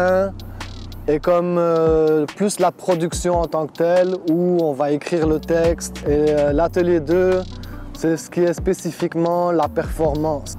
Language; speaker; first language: French; native; French